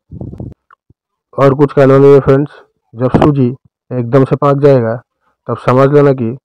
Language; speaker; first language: Hindi; non-native, local second language; Bangla